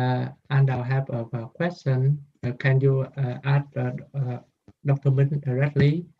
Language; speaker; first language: English; non-native, learner; Vietnamese